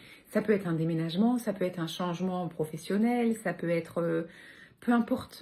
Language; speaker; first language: French; native; French